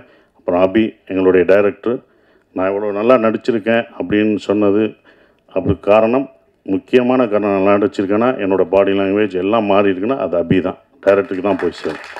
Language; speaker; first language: Tamil; native; Tamil